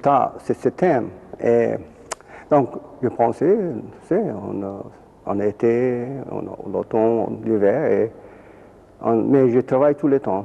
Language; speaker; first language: French; non-native, fluent; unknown